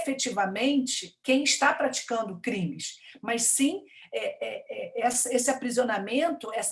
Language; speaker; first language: Portuguese; native; Portuguese